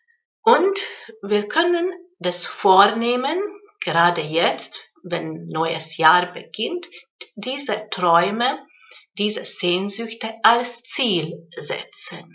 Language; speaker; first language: German; non-native, fluent; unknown